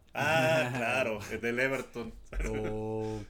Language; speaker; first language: Spanish; native; Spanish